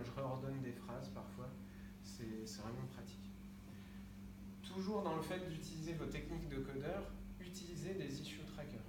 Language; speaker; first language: French; native; French